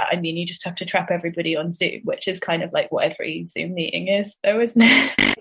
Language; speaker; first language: English; native; English